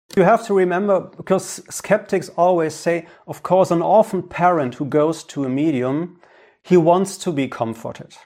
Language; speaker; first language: English; non-native, fluent; German